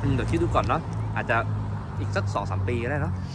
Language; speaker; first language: Thai; native; Thai